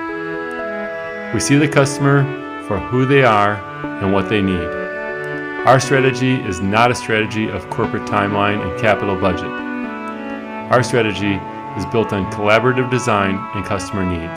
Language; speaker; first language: English; native; English